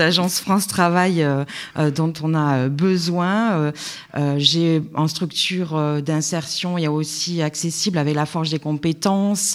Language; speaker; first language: French; native; French